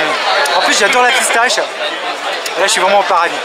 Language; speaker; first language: French; native; French